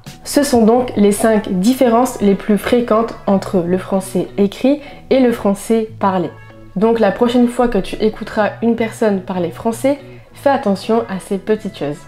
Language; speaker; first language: French; native; French